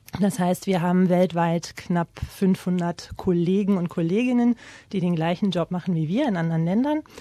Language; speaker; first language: German; native; German